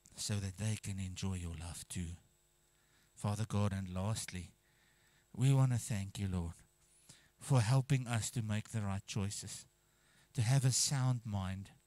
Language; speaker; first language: English; non-native, local second language; Afrikaans